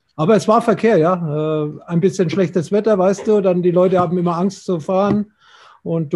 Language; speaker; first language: German; native; German